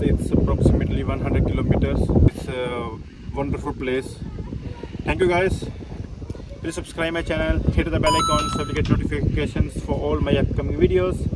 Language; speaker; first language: English; non-native, fluent; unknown